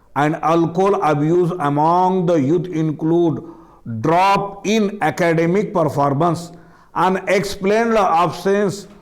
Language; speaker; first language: English; non-native, local second language; Marathi